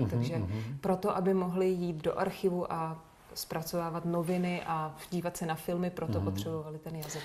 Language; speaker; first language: Czech; native; Czech